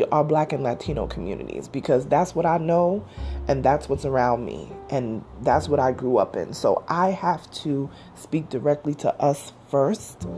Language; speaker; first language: English; native; English